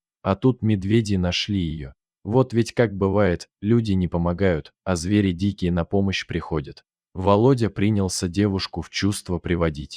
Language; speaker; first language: Russian; native; Russian